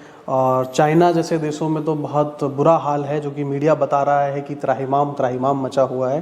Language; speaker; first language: Hindi; native; Hindi